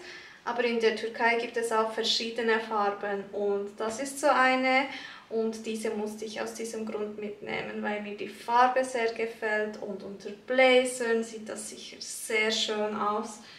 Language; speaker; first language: German; early bilingual, other home language; Turkish